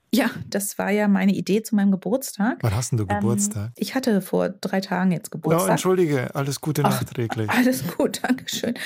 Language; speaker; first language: German; native; German